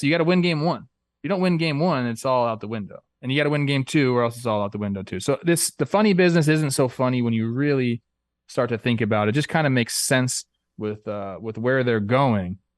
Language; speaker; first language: English; native; English